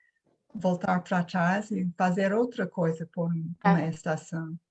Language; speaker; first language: Portuguese; non-native, fluent; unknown